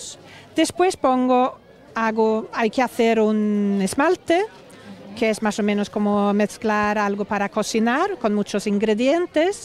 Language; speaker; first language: Spanish; non-native, fluent; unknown